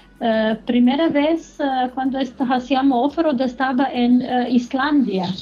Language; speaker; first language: Spanish; non-native, learner; German